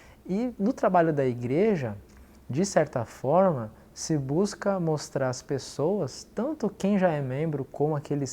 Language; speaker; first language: Portuguese; native; Portuguese